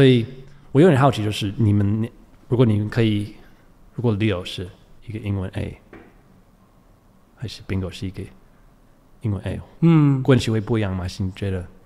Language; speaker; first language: Chinese; non-native, fluent; English